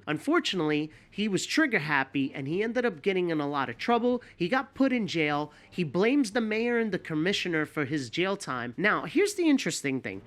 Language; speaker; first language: English; native; English